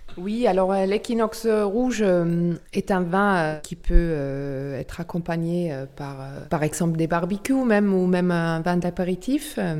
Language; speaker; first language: French; non-native, local second language; Swiss German